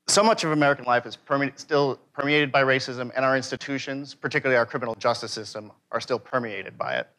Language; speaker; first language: English; native; English